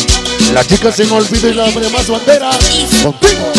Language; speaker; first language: Spanish; native; Spanish